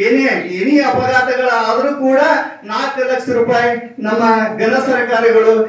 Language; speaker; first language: Kannada; native; Kannada